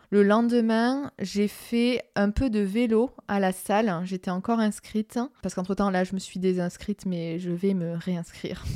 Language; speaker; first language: French; native; French